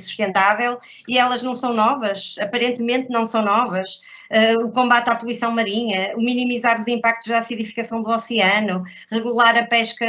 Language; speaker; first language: Portuguese; native; Portuguese